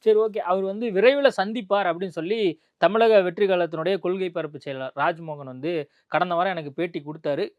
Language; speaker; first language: Tamil; native; Tamil